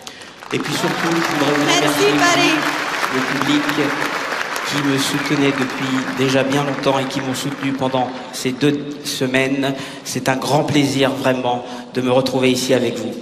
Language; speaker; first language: French; non-native, fluent; English